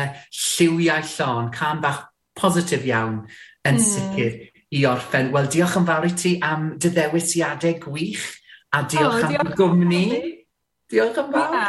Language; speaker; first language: Welsh; native; Welsh